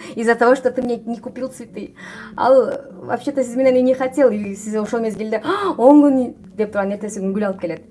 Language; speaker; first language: Russian; non-native, local second language; Kyrgyz